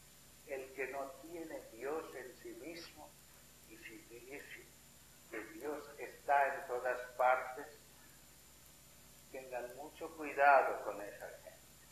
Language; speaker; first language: Spanish; non-native, fluent; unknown